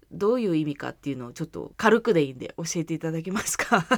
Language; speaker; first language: Japanese; early bilingual, heritage; Japanese